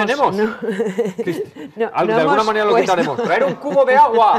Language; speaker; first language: Spanish; native; Spanish